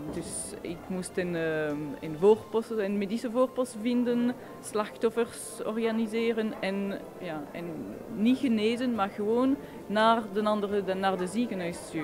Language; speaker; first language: Dutch; non-native, local second language; French